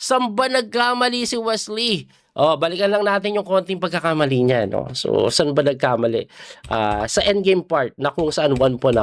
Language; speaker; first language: Filipino; native; Filipino